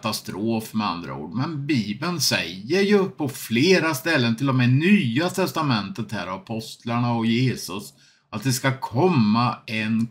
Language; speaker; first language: Swedish; native; Swedish